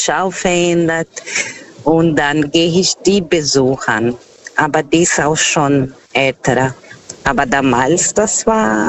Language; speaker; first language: German; non-native, fluent; Portuguese